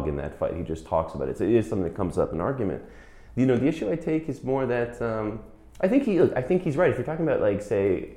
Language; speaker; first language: English; native; English